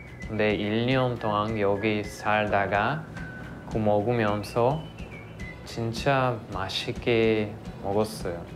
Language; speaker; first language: Korean; non-native, learner; Portuguese